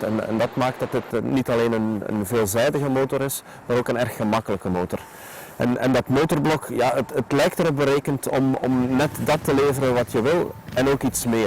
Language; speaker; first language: Dutch; native; Dutch